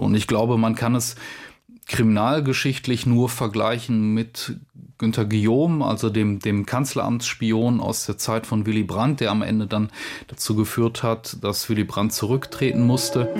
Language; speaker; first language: German; native; German